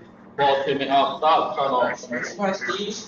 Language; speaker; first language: Persian; non-native, fluent; Urdu